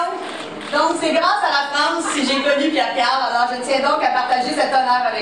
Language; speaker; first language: French; native; French